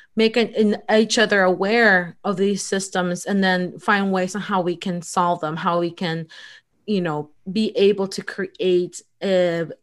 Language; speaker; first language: English; early bilingual, other home language; Spanish